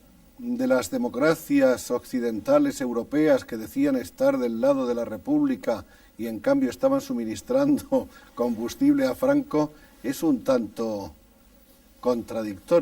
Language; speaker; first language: Spanish; native; Spanish